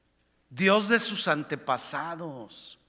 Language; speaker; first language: Spanish; native; Spanish